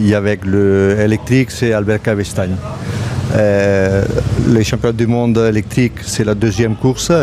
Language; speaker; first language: French; non-native, fluent; Spanish